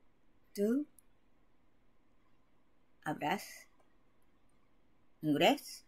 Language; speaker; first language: Spanish; non-native, learner; Japanese